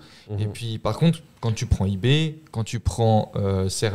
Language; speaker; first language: French; native; French